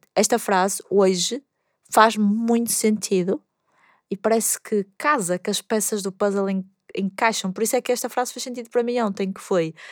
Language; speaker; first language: Portuguese; native; Portuguese